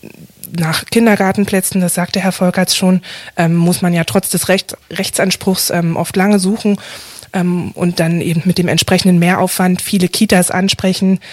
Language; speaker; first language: German; native; German